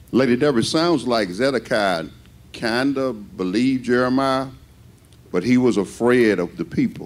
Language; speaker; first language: English; native; English